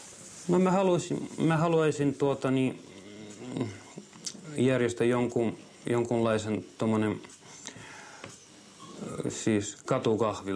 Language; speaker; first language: Finnish; non-native, fluent; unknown